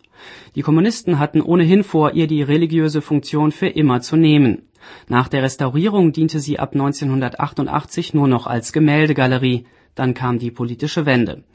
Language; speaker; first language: German; native; German